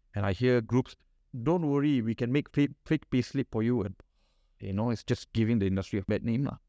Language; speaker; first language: English; non-native, local second language; Malay